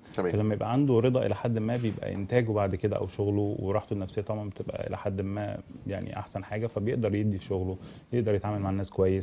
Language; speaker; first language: Arabic; native; Arabic